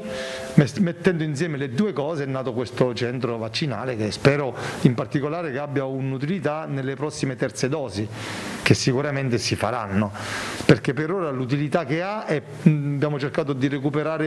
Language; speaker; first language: Italian; native; Italian